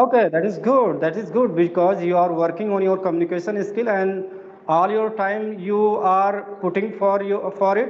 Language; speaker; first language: English; non-native, fluent; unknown